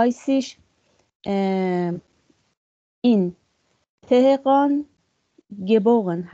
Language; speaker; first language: German; non-native, learner; Persian